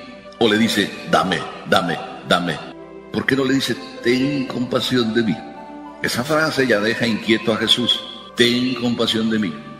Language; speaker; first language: Spanish; native; Spanish